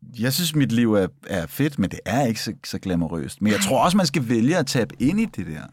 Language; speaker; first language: Danish; native; Danish